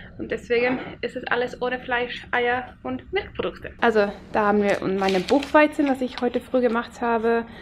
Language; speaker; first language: German; non-native, fluent; Finnish